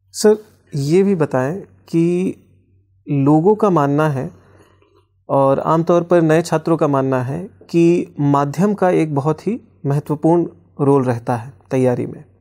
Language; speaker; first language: Hindi; native; Hindi